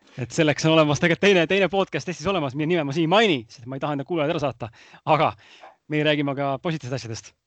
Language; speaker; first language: Estonian; native; Estonian